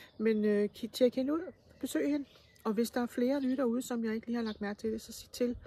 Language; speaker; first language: Danish; native; Danish